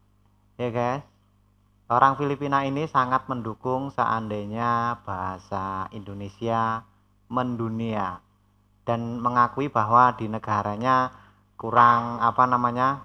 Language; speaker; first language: Indonesian; native; Indonesian